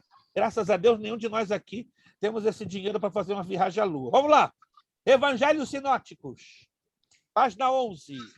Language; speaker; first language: Portuguese; native; Portuguese